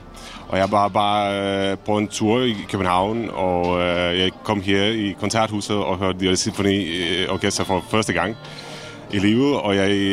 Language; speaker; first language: Danish; non-native, fluent; Czech